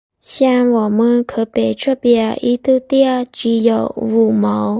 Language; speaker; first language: Chinese; non-native, fluent; Lao